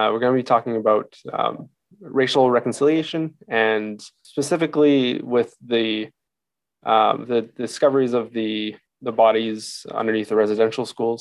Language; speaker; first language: English; native; English